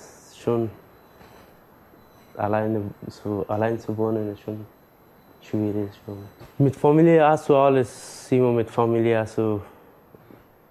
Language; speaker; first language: German; non-native, learner; Persian